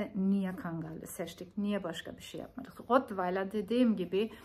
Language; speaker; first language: Turkish; non-native, fluent; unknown